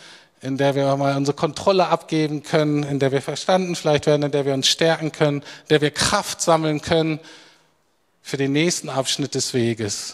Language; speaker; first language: German; native; German